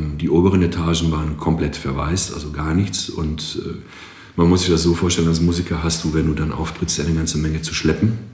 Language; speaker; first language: German; non-native, fluent; Greek